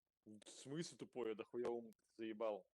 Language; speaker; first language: Russian; native; Russian